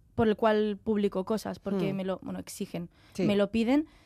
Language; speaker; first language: Spanish; native; Spanish